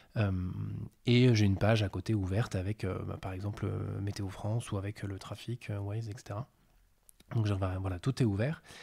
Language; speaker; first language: French; native; French